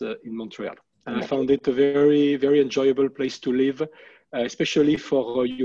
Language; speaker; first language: English; non-native, fluent; French